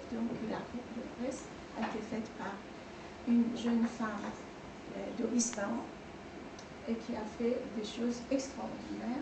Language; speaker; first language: French; non-native, fluent; Persian